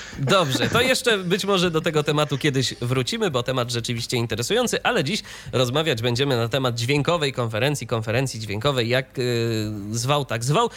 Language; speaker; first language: Polish; native; Polish